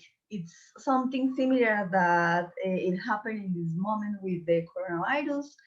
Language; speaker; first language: English; non-native, learner; Spanish